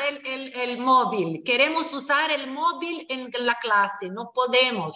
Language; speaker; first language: Spanish; non-native, fluent; Portuguese